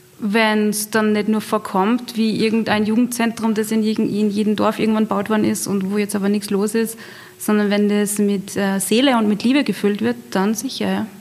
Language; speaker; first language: German; native; German